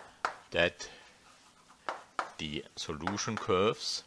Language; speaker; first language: English; non-native, fluent; German